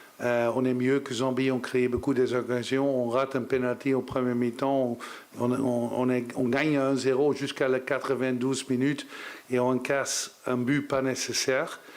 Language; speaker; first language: French; non-native, learner; Dutch